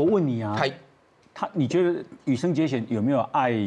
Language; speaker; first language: Chinese; native; Chinese